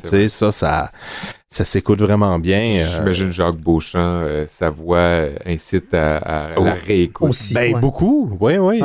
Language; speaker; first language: French; native; French